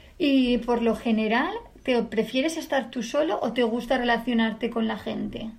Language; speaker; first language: Spanish; native; Spanish